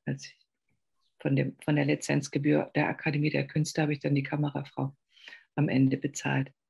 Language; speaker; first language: German; native; German